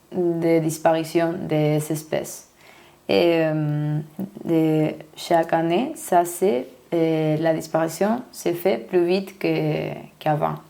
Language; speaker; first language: French; non-native, learner; Spanish